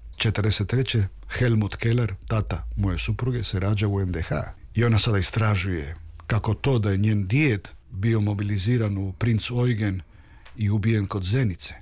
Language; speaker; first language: Croatian; early bilingual, heritage; Croatian